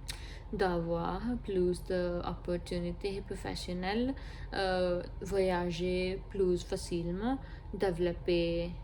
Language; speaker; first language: French; non-native, learner; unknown